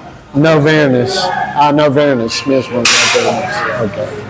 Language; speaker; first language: Spanish; non-native, learner; English